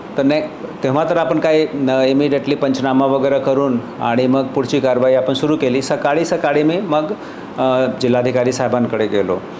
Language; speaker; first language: Marathi; non-native, fluent; Hindi